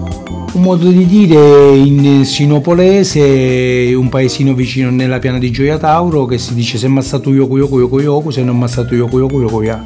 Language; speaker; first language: Italian; native; Italian